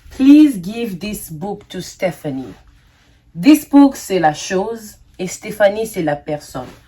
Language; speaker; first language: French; non-native, local second language; Lingala